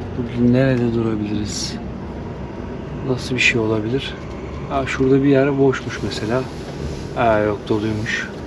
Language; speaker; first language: Turkish; native; Turkish